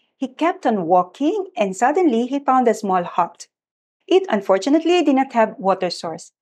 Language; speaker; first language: English; non-native, local second language; Filipino